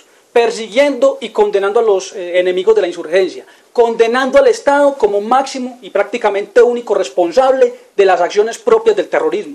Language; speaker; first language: Spanish; native; Spanish